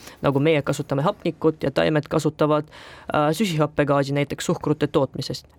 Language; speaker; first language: Estonian; non-native, local second language; Russian